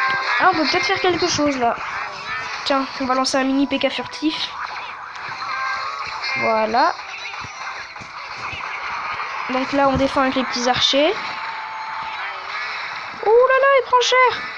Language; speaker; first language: French; native; French